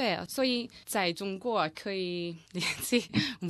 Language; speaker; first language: Chinese; non-native, learner; English